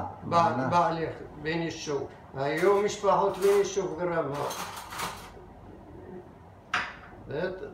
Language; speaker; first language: Hebrew; non-native, fluent; Arabic